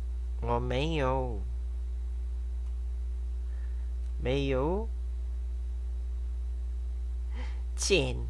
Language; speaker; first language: Chinese; non-native, learner; Korean